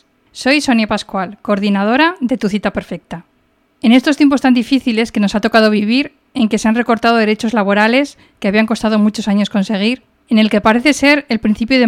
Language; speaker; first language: Spanish; native; Spanish